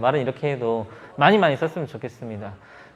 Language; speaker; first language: Korean; native; Korean